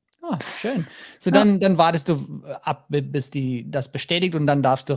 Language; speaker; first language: German; non-native, learner; English